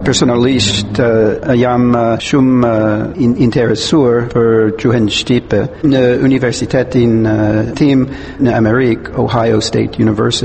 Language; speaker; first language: Albanian; non-native, fluent; English